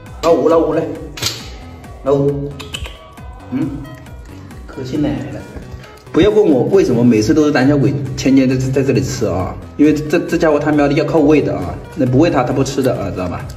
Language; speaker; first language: Chinese; native; Chinese